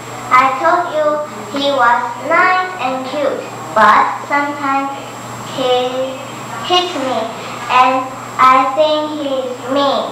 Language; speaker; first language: English; non-native, learner; Chinese